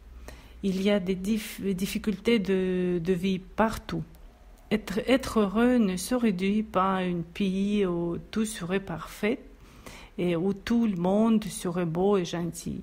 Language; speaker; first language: French; non-native, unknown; Russian